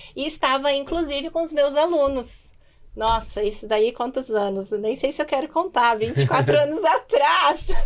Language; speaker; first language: Portuguese; native; Portuguese